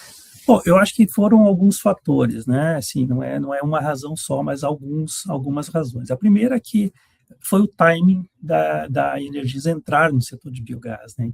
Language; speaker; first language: Portuguese; native; Portuguese